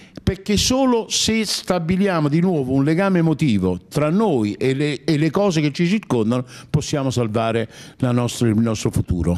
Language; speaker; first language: Italian; native; Italian